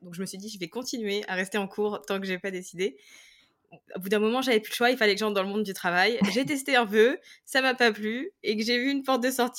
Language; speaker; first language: French; native; French